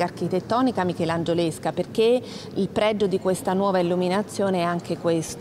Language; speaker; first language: Italian; native; Italian